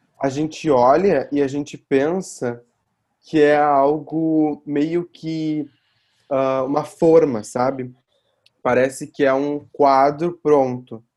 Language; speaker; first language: Portuguese; native; Portuguese